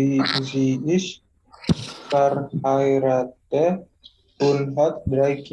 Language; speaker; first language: German; non-native, learner; Indonesian